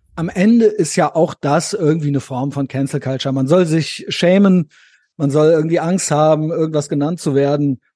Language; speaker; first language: German; native; German